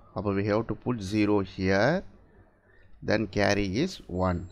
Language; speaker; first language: English; non-native, local second language; Tamil